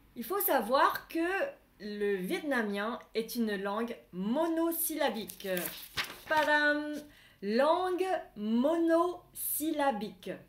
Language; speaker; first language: French; non-native, fluent; Vietnamese